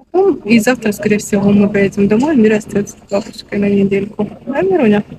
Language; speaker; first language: Russian; native; Russian